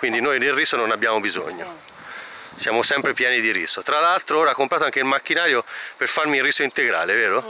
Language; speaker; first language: Italian; native; Italian